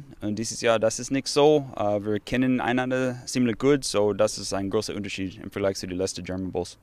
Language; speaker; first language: German; non-native, fluent; English